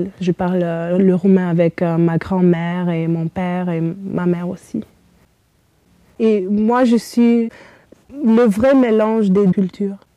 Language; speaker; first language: French; early bilingual, heritage; Romanian